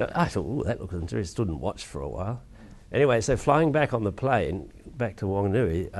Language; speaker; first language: English; native; English